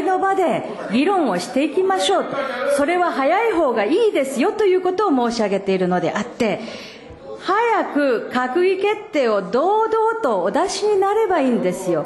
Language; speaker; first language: Japanese; native; Japanese